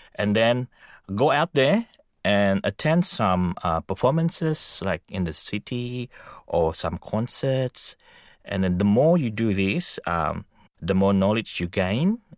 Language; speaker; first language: English; non-native, fluent; Indonesian